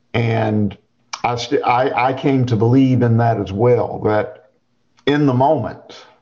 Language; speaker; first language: English; native; English